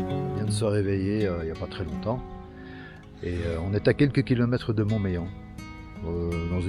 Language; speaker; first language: French; native; French